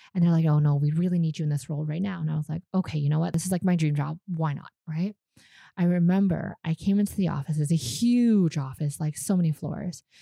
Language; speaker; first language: English; non-native, fluent; Vietnamese